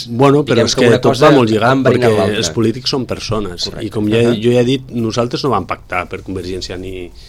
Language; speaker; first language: Catalan; non-native, local second language; Spanish